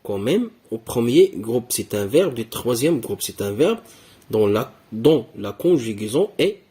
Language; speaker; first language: French; non-native, local second language; Arabic